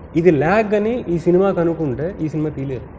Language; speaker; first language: Telugu; native; Telugu